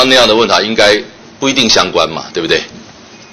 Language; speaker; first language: Chinese; native; Chinese